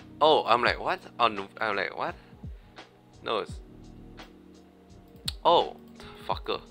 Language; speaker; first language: English; non-native, learner; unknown